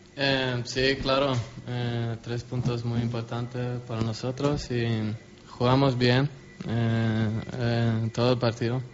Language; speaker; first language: Spanish; non-native, learner; Swedish